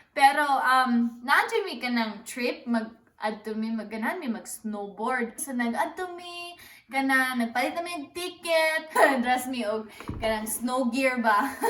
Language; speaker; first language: Cebuano; non-native, local second language; English